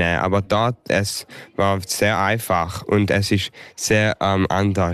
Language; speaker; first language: German; early bilingual, heritage; English